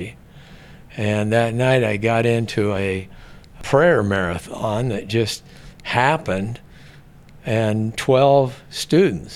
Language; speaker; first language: English; native; English